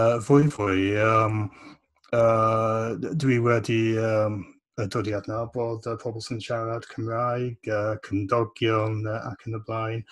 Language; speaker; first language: Welsh; non-native, fluent; English